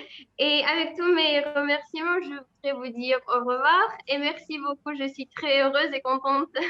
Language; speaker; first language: French; non-native, learner; Uzbek